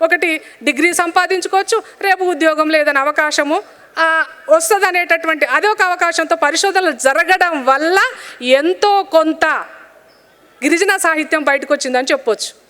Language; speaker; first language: Telugu; non-native, local second language; Lambadi